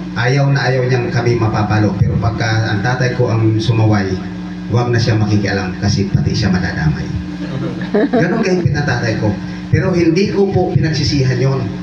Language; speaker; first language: Filipino; non-native, local second language; Bikol